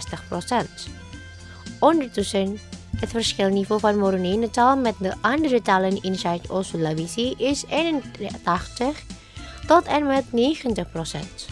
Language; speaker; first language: Dutch; non-native, fluent; Indonesian